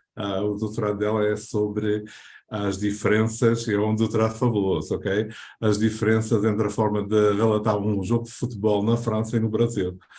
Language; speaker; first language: Portuguese; native; Portuguese